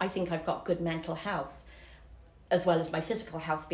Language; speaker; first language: English; native; English